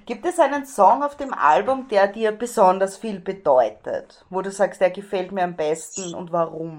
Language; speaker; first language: German; native; German